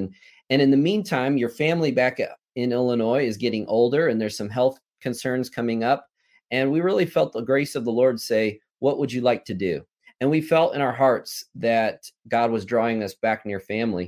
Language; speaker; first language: English; native; English